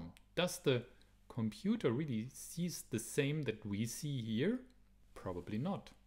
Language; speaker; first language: English; non-native, fluent; German